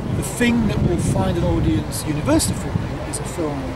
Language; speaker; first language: English; native; English